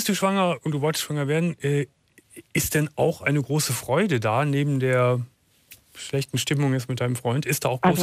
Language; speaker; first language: German; native; German